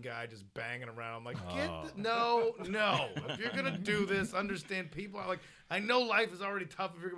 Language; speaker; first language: English; native; English